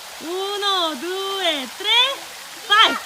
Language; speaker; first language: Italian; non-native, local second language; Korean